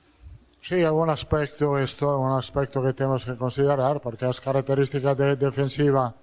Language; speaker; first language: Portuguese; non-native, fluent; Italian